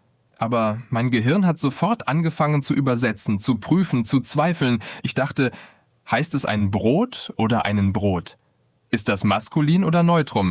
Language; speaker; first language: German; non-native, fluent; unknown